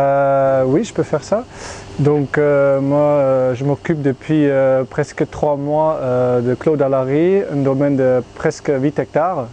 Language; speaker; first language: French; non-native, fluent; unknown